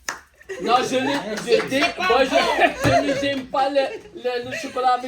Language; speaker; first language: French; non-native, learner; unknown